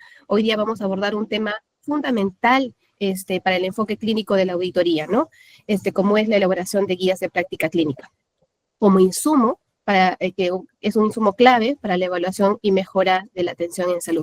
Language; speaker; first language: Spanish; native; Spanish